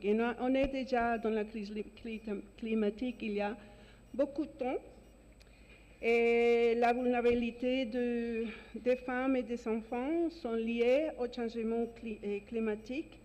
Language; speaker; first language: French; non-native, fluent; Spanish